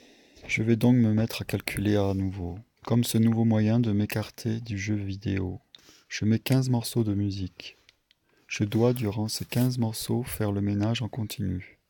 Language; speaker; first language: French; native; French